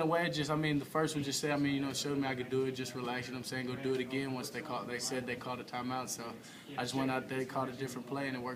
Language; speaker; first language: English; native; English